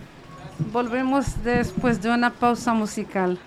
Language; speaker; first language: Spanish; non-native, fluent; Arabic